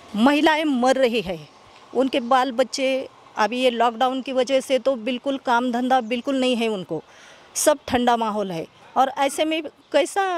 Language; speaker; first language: Hindi; non-native, local second language; Marathi